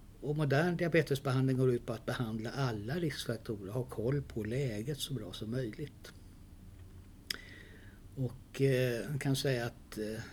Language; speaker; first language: Swedish; native; Swedish